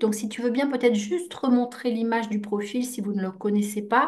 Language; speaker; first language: French; native; French